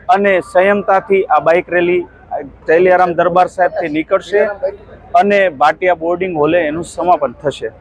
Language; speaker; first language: Gujarati; non-native, local second language; Sindhi